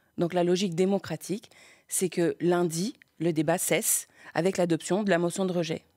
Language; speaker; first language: French; early bilingual, other home language; Spanish